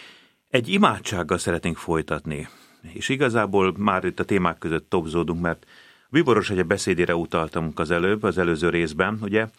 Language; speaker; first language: Hungarian; native; Hungarian